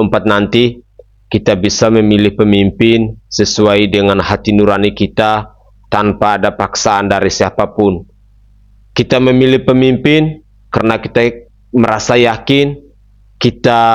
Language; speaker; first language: Indonesian; native; Indonesian